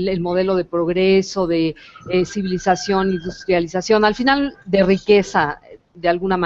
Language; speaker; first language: Spanish; native; Spanish